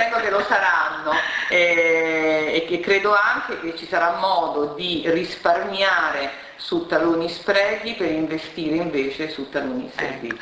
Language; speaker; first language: Italian; native; Italian